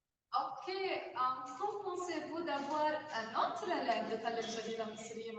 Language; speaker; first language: French; non-native, local second language; Arabic